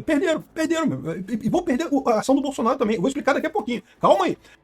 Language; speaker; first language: Portuguese; native; Portuguese